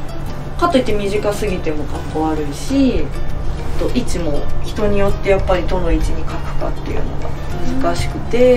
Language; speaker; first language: Japanese; native; Japanese